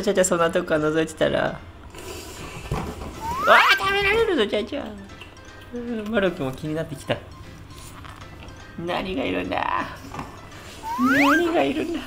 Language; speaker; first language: Japanese; native; Japanese